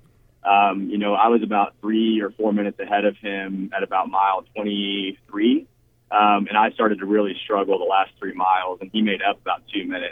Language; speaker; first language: English; native; English